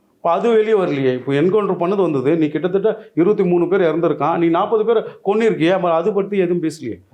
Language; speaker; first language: Tamil; non-native, local second language; Telugu